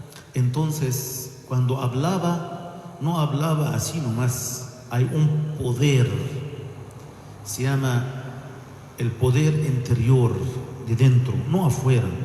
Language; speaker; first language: Spanish; non-native, fluent; Arabic